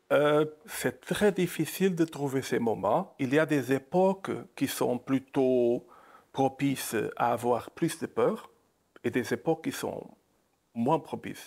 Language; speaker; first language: French; non-native, fluent; Portuguese